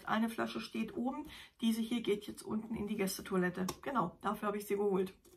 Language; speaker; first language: German; native; German